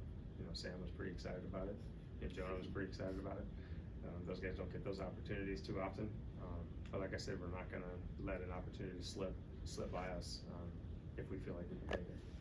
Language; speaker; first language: English; native; English